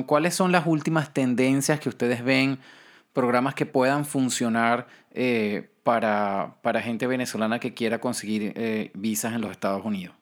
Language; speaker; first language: Spanish; native; Spanish